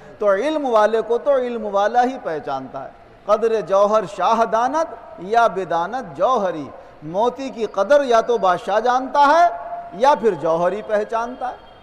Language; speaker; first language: Urdu; native; Urdu